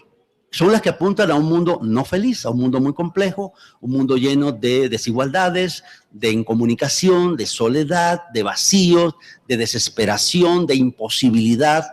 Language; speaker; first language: Spanish; native; Spanish